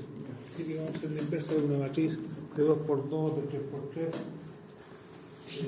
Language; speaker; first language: Spanish; native; Spanish